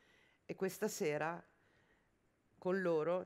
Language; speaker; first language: Italian; native; Italian